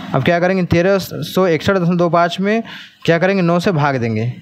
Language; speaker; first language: Hindi; native; Hindi